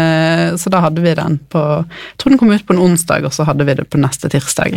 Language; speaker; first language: Norwegian; native; Norwegian